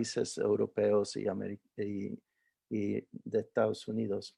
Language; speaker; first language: Spanish; early bilingual, heritage; Spanish